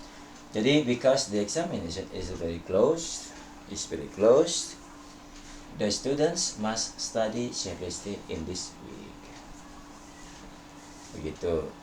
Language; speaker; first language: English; non-native, fluent; Indonesian